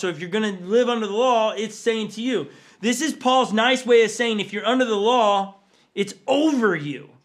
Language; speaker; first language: English; native; English